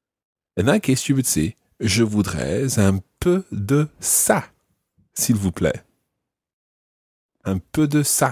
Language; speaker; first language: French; non-native, fluent; English